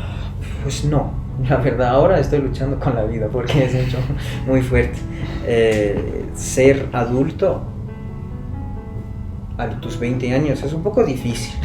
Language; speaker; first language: Spanish; non-native, fluent; Persian